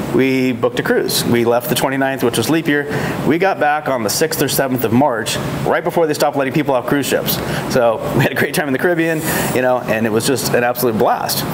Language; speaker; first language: English; native; English